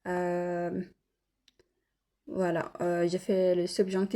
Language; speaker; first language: French; non-native, learner; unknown